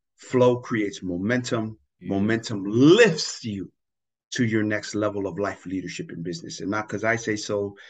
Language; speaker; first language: English; non-native, fluent; Tongan